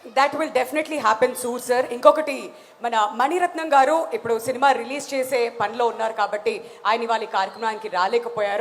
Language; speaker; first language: Telugu; native; Telugu